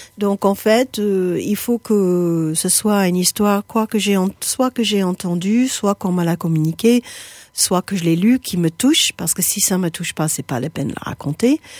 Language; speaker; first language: French; non-native, fluent; English